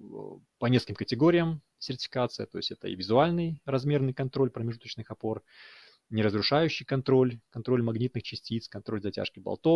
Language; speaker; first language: Russian; native; Russian